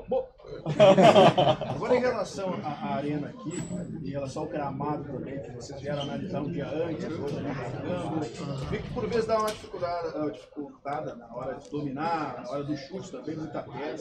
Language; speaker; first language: Portuguese; native; Portuguese